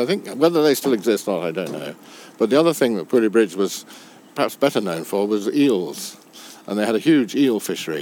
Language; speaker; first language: English; native; English